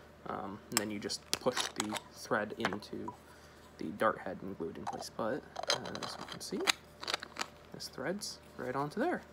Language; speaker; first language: English; native; English